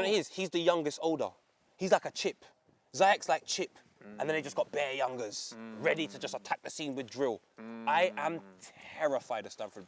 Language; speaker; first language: English; native; English